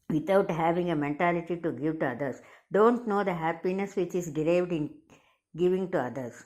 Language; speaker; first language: English; non-native, local second language; Tamil